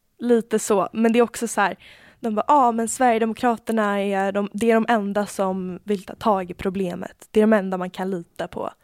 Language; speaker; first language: Swedish; native; Swedish